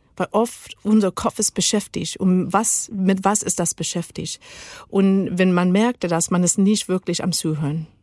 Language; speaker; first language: German; non-native, learner; Spanish